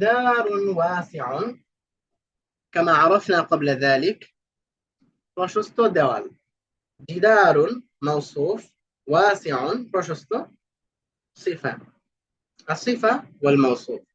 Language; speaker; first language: Arabic; non-native, fluent; Bangla